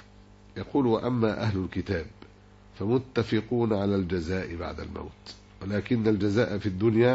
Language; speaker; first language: Arabic; native; Arabic